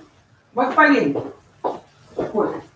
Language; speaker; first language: Russian; native; Russian